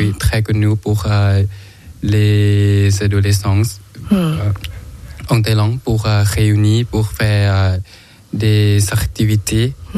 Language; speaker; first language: French; non-native, learner; Thai